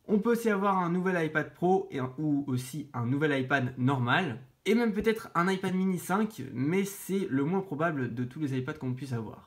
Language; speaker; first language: French; native; French